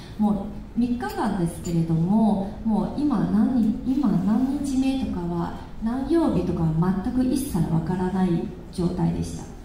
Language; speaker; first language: Japanese; non-native, fluent; Chinese